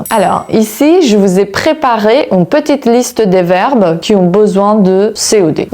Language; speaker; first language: French; non-native, fluent; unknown